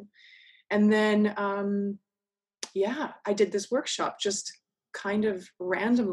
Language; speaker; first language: English; native; English